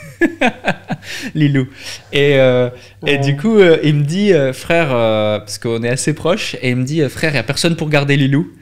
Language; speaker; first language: French; native; French